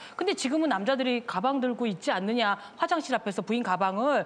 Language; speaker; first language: Korean; native; Korean